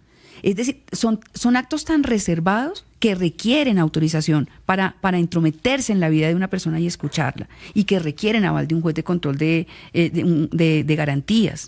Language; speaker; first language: Spanish; native; Spanish